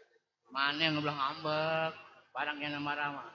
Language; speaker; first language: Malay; non-native, local second language; Sundanese